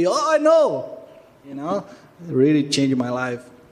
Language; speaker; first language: English; non-native, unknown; Portuguese